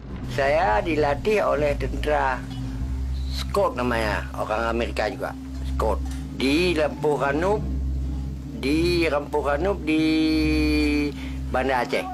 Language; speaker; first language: Indonesian; non-native, local second language; Achinese